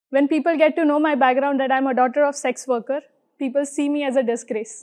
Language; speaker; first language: English; non-native, local second language; Hindi